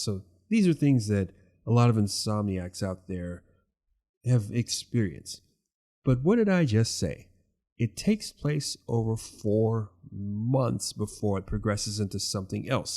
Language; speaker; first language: English; native; English